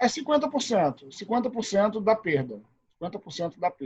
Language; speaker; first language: Portuguese; native; Portuguese